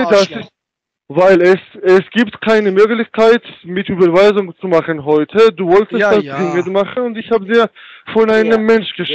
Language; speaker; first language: German; non-native, learner; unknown